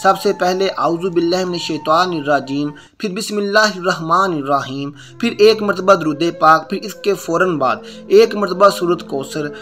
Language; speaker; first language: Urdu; native; Urdu